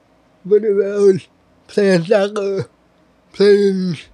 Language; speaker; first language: English; native; English